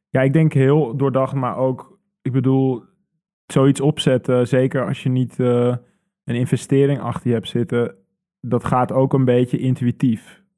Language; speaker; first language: Dutch; native; Dutch